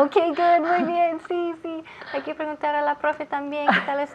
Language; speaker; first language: Spanish; non-native, fluent; English